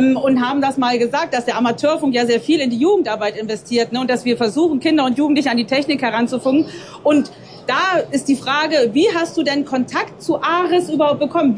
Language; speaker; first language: German; native; German